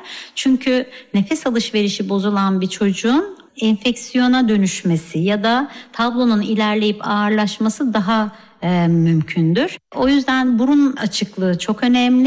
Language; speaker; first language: Turkish; native; Turkish